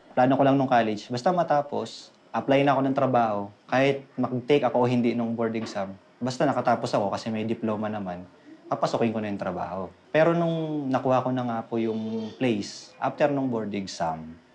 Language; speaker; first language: Filipino; non-native, local second language; Bikol